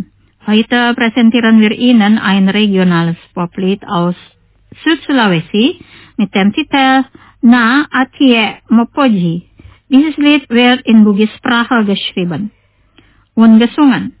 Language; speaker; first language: German; non-native, fluent; Indonesian